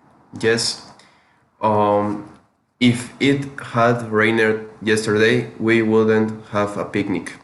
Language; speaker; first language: English; non-native, learner; Spanish